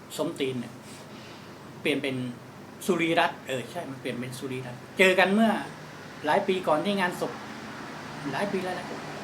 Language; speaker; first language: Thai; non-native, local second language; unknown